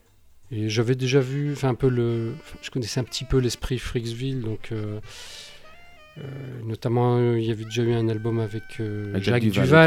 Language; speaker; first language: French; native; French